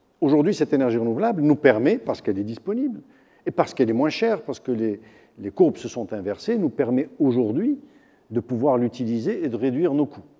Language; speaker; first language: French; non-native, local second language; Arabic